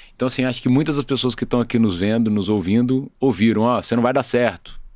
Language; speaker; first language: Portuguese; native; Portuguese